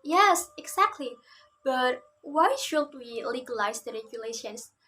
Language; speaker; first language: English; non-native, learner; Indonesian